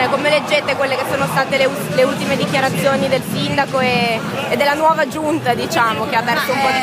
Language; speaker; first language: Italian; native; Italian